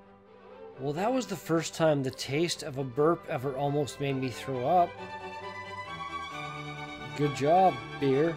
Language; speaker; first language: English; native; English